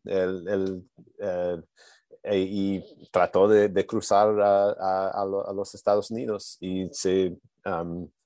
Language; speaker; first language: Spanish; non-native, learner; English